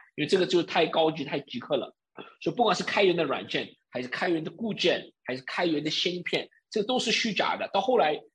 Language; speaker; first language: Chinese; early bilingual, heritage; Chinese